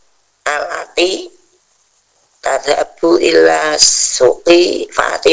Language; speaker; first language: Arabic; non-native, learner; Indonesian